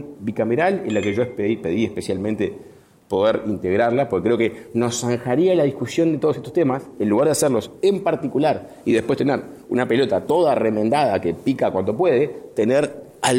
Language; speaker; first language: Spanish; native; Spanish